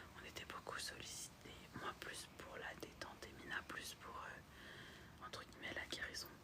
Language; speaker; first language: French; early bilingual, other home language; Arabic